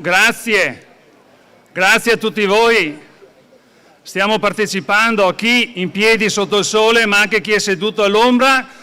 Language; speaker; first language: Italian; native; Italian